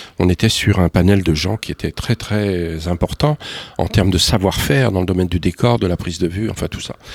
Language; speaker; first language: French; native; French